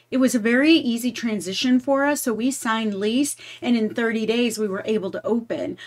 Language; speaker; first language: English; native; English